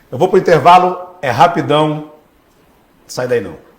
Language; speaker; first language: Portuguese; native; Portuguese